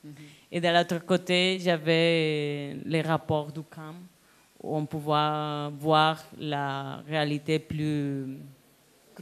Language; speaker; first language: French; non-native, learner; Spanish